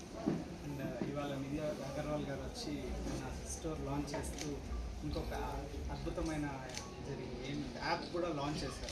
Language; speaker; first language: Telugu; native; Telugu